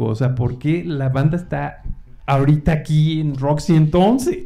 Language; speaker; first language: Spanish; native; Spanish